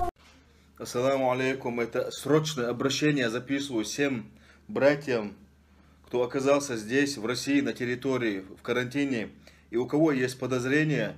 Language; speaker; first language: Russian; non-native, fluent; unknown